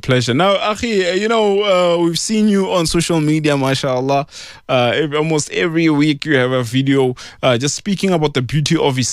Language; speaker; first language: English; non-native, local second language; Tswana